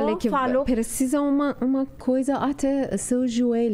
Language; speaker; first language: Portuguese; non-native, learner; Persian